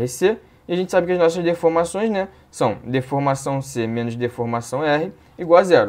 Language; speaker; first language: Portuguese; native; Portuguese